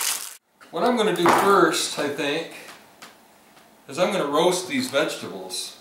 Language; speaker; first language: English; native; English